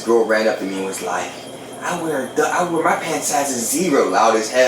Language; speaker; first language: English; native; English